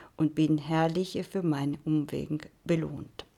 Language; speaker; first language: German; non-native, fluent; Italian